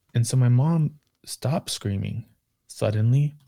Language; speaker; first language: English; native; English